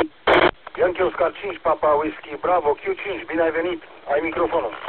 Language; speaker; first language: Romanian; native; Romanian